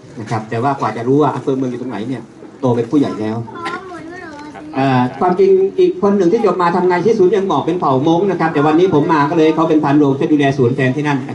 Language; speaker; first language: Thai; native; Thai